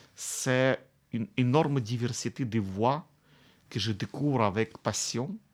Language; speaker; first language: French; non-native, fluent; Ukrainian